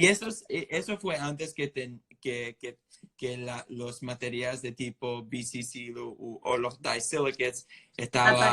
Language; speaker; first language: Spanish; non-native, fluent; English